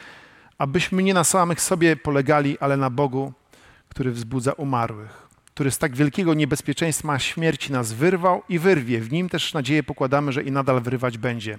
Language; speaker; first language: Polish; native; Polish